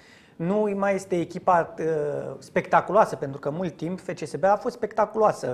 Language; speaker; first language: Romanian; native; Romanian